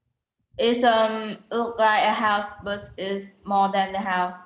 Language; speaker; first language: English; non-native, learner; Vietnamese